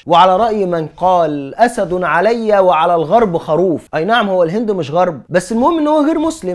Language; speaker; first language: Arabic; native; Arabic